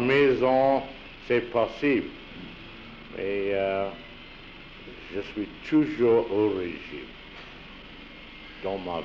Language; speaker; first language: French; non-native, learner; English